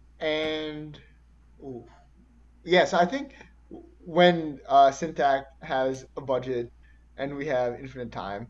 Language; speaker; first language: English; early bilingual, other home language; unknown